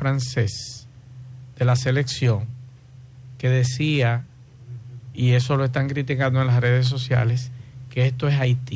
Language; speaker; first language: Spanish; native; Spanish